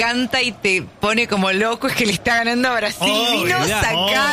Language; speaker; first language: Spanish; native; Spanish